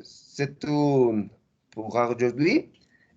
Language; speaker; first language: French; non-native, learner; Spanish